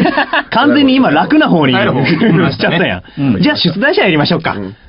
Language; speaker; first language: Japanese; native; Japanese